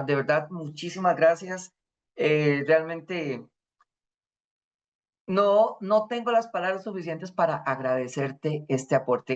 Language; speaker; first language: Spanish; native; Spanish